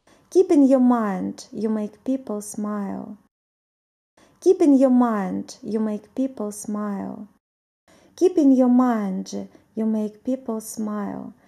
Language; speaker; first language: English; non-native, fluent; Russian